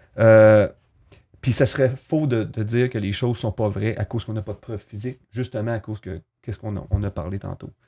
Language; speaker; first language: French; native; French